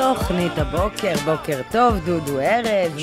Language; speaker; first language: Hebrew; native; Hebrew